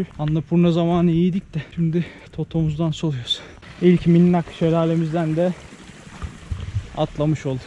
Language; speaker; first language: Turkish; native; Turkish